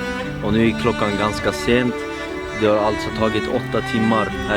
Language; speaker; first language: Swedish; early bilingual, other home language; Armenian